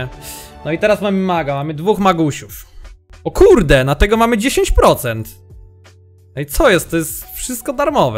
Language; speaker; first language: Polish; native; Polish